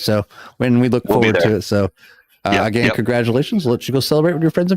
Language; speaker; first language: English; native; English